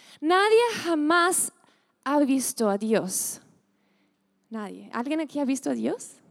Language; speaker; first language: Spanish; non-native, fluent; English